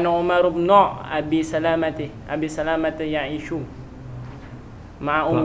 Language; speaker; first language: Arabic; non-native, learner; Indonesian